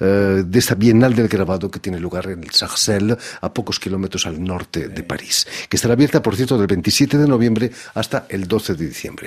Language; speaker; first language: Spanish; native; Spanish